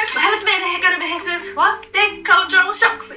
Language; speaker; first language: Hindi; non-native, fluent; Japanese